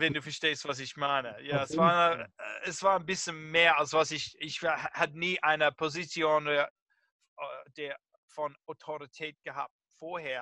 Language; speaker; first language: German; non-native, fluent; English